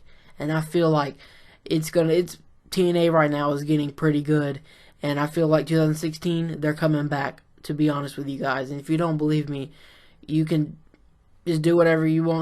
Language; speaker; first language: English; native; English